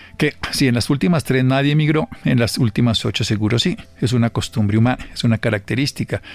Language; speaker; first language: Spanish; native; Spanish